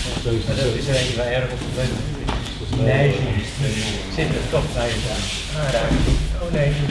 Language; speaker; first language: Dutch; native; Dutch